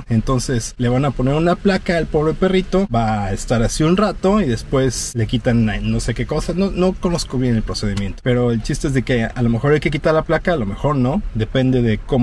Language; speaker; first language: Spanish; native; Spanish